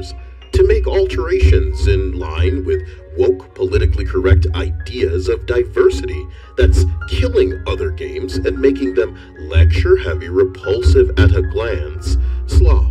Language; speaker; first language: English; native; English